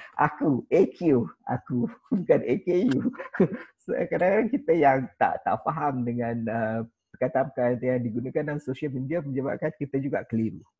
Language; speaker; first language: Malay; native; Malay